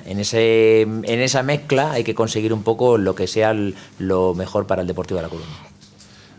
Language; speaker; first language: Spanish; native; Spanish